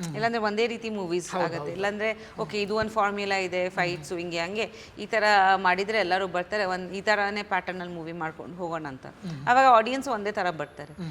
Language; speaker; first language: Kannada; non-native, fluent; Bangla